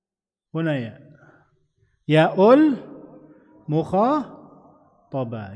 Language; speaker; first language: Arabic; non-native, fluent; Indonesian